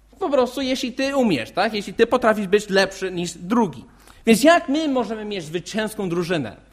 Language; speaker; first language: Polish; non-native, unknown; English